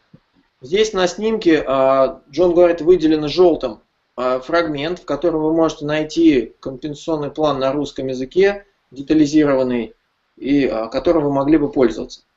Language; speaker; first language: Russian; native; Russian